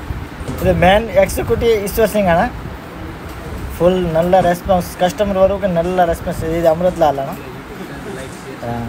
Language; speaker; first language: Malayalam; non-native, local second language; Hindi